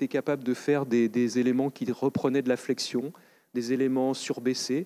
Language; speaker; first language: French; native; French